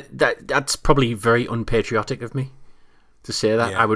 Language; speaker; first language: English; native; English